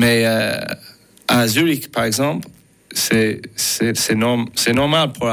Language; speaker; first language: French; non-native, learner; English